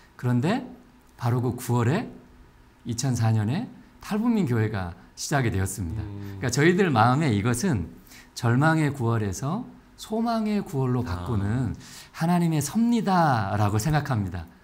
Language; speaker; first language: Korean; native; Korean